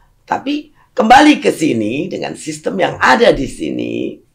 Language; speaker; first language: Indonesian; native; Indonesian